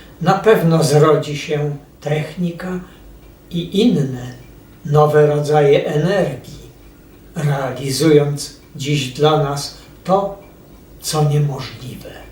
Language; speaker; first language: Polish; native; Polish